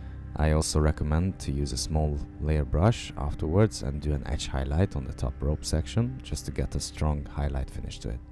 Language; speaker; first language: English; non-native, fluent; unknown